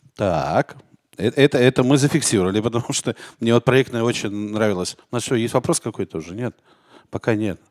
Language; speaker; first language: Russian; native; Russian